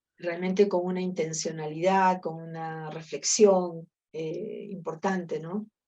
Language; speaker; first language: Spanish; native; Spanish